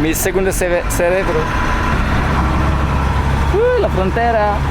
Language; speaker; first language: Spanish; non-native, learner; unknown